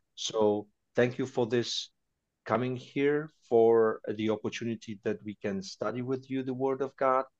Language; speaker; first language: English; non-native, fluent; Polish